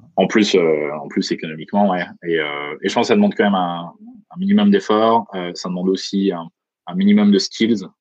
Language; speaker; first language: French; native; French